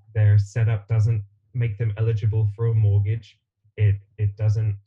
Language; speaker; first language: English; native; English